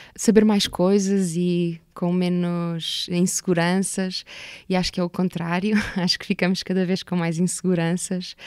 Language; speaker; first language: Portuguese; native; Portuguese